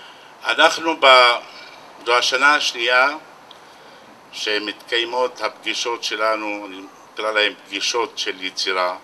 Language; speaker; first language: Hebrew; non-native, local second language; Arabic